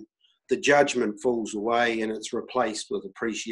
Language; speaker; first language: English; native; English